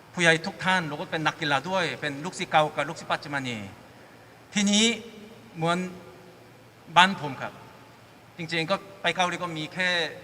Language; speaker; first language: Thai; non-native, fluent; Korean